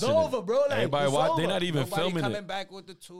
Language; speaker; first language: English; native; English